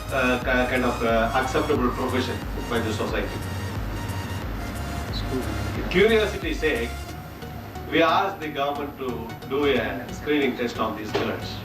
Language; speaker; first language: English; non-native, local second language; Tamil